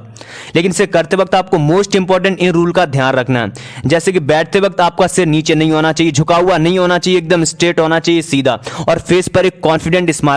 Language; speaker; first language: Hindi; native; Hindi